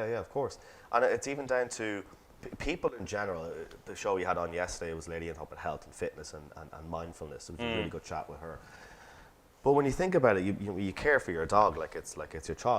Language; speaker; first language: English; native; English